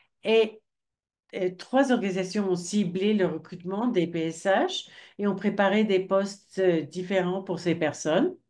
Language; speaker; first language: French; non-native, fluent; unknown